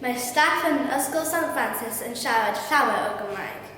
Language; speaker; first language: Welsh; non-native, local second language; English